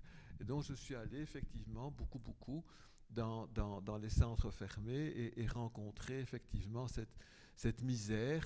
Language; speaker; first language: French; native; French